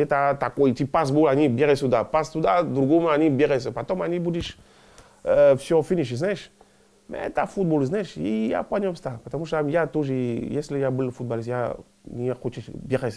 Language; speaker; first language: Russian; non-native, learner; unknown